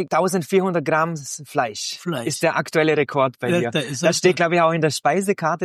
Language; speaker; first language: German; native; German